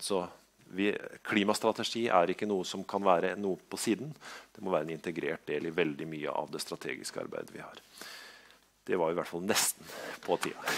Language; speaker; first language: Norwegian; native; Norwegian